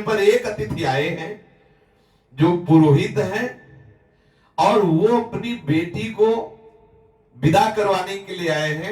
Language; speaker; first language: Hindi; native; Hindi